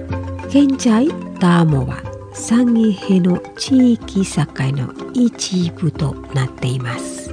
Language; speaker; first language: Japanese; non-native, fluent; Indonesian